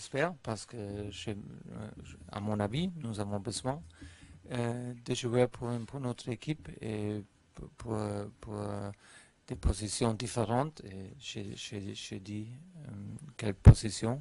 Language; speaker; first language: French; non-native, fluent; German